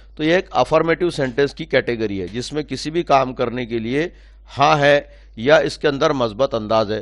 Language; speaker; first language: Urdu; native; Urdu